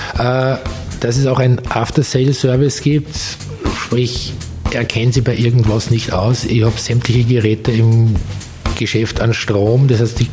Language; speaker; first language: German; native; German